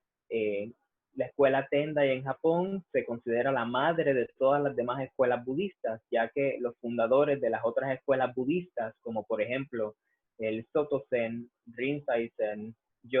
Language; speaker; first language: Spanish; native; Spanish